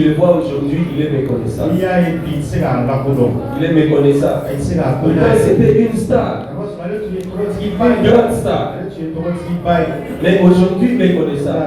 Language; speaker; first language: French; non-native, local second language; Bambara